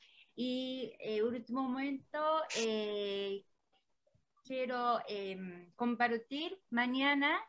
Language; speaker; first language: Spanish; non-native, learner; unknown